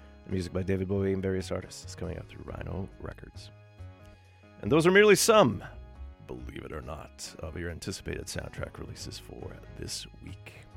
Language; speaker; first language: English; native; English